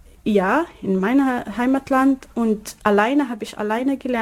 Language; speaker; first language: German; non-native, learner; Arabic